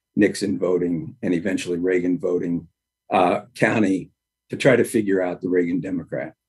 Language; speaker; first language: English; native; English